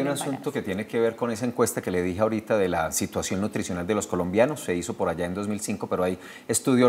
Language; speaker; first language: Spanish; native; Spanish